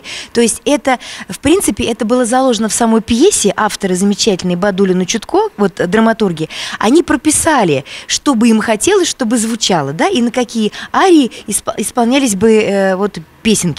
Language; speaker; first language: Russian; native; Russian